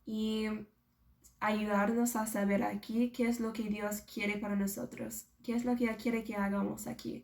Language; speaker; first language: Spanish; non-native, fluent; English